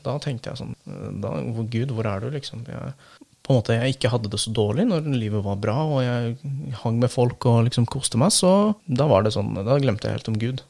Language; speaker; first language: Norwegian; early bilingual, other home language; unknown